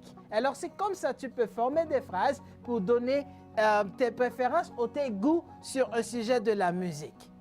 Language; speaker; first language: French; non-native, fluent; Spanish